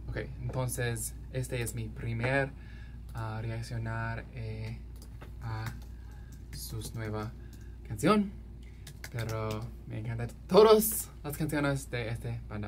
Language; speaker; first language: Spanish; non-native, learner; English